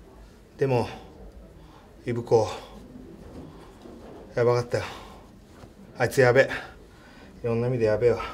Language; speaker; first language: Japanese; native; Japanese